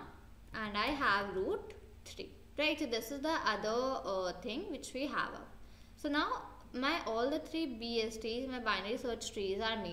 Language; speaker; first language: English; non-native, local second language; Hindi